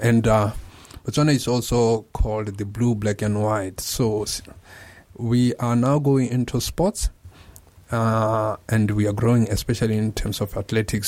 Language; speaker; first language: English; non-native, local second language; Tswana